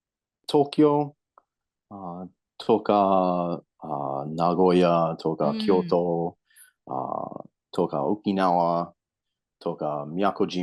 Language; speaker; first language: Japanese; non-native, learner; English